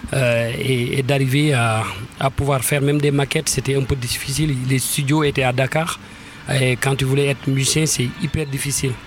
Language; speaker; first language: French; non-native, local second language; Wolof